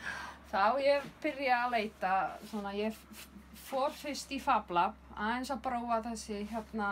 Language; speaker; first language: Icelandic; non-native, learner; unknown